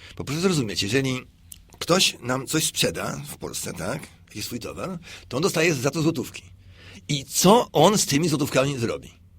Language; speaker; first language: Polish; native; Polish